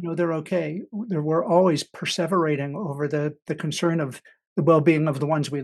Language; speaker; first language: English; native; English